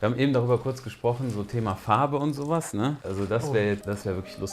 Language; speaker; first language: German; native; German